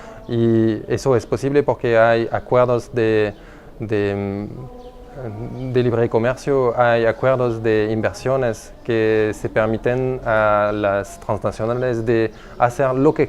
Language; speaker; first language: Spanish; non-native, fluent; French